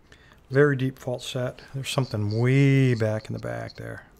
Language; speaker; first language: English; native; English